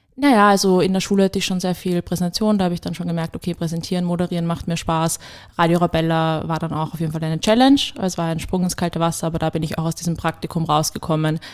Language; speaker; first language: German; native; German